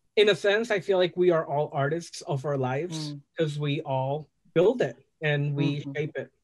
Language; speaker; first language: English; non-native, fluent; Spanish